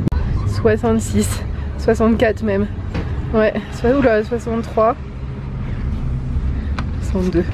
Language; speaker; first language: French; native; French